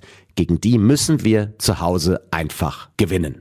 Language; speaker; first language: German; native; German